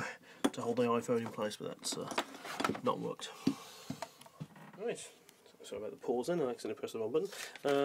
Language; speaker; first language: English; native; English